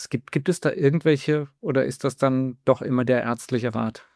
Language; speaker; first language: German; native; German